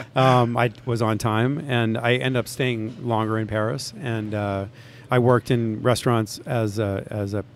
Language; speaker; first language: English; native; English